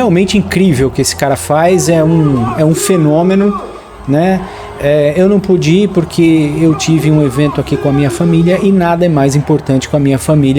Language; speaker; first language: Portuguese; native; Portuguese